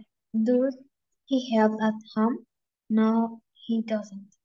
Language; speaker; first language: English; non-native, learner; Spanish